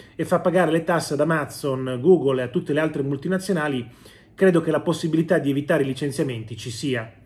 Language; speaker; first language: Italian; native; Italian